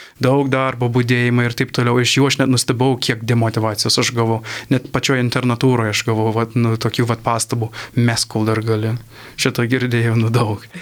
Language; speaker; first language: Lithuanian; early bilingual, heritage; Lithuanian